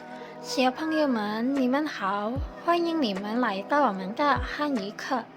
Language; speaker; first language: Chinese; non-native, fluent; Indonesian